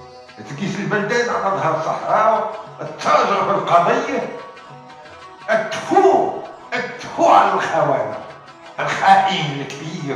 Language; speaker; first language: Arabic; native; Arabic